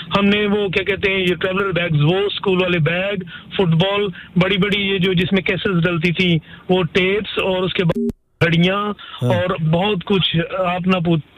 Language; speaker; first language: Hindi; early bilingual, heritage; Urdu